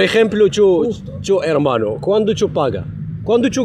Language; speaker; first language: Spanish; non-native, learner; Arabic